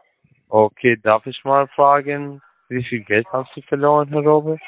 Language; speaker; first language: German; non-native, learner; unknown